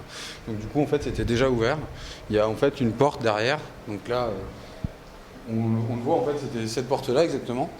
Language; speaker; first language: French; native; French